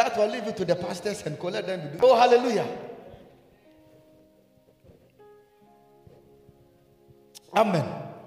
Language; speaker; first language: English; non-native, local second language; Akan